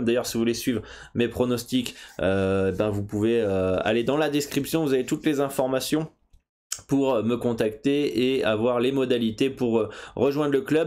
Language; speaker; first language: French; native; French